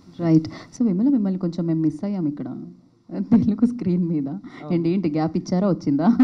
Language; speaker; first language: Telugu; native; Telugu